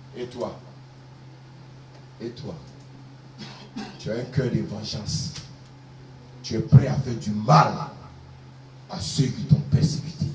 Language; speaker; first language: French; native; French